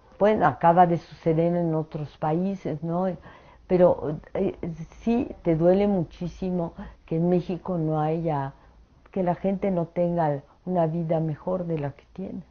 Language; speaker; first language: Spanish; early bilingual, other home language; French